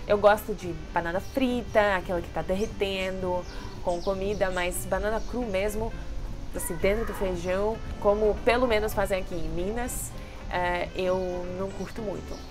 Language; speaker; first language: Portuguese; non-native, fluent; Russian